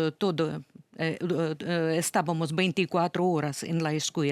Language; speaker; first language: Spanish; non-native, fluent; Ukrainian